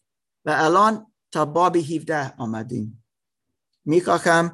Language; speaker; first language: Persian; non-native, learner; German